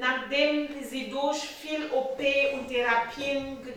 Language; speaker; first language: German; non-native, learner; French